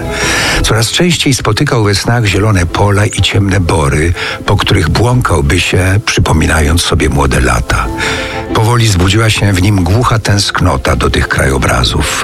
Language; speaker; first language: Polish; native; Polish